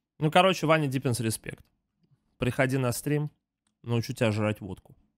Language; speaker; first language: Russian; native; Russian